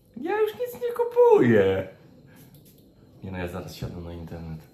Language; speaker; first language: Polish; native; Polish